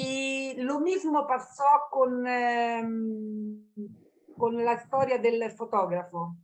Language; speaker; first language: Spanish; non-native, learner; Italian